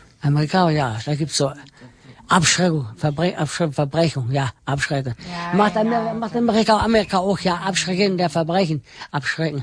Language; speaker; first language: German; non-native, learner; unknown